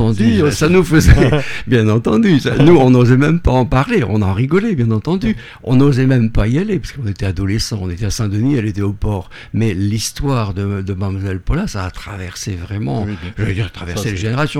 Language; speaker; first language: French; native; French